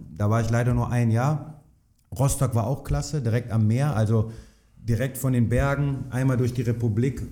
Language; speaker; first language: German; native; German